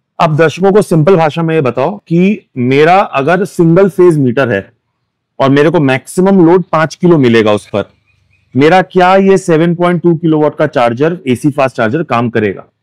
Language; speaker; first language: Hindi; native; Hindi